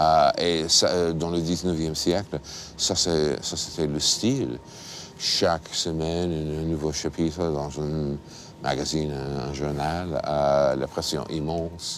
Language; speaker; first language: French; non-native, fluent; English